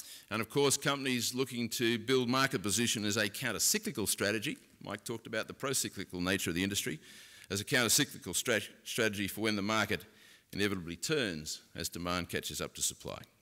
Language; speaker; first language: English; native; English